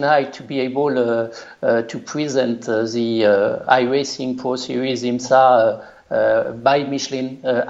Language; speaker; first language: English; non-native, fluent; French